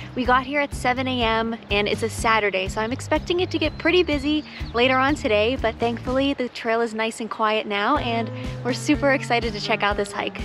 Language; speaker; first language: English; native; English